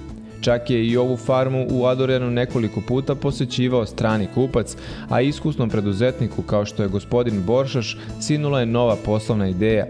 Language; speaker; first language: Serbian; native; Serbian